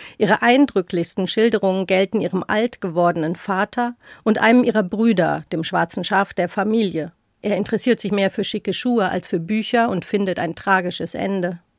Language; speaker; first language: German; native; German